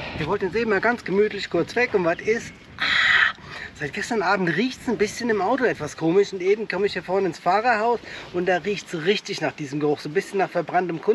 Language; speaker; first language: German; native; German